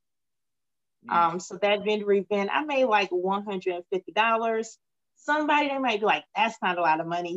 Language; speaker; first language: English; native; English